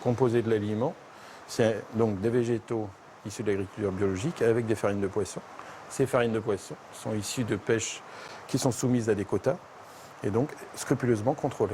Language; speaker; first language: French; native; French